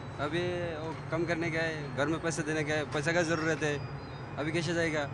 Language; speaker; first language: Hindi; non-native, local second language; Bangla